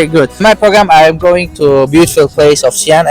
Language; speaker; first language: English; non-native, learner; Persian